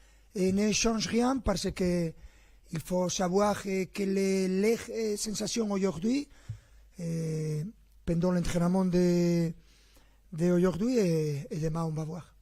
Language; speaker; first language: French; non-native, fluent; Spanish